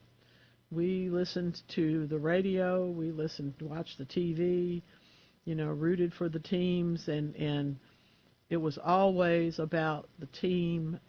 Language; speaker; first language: English; native; English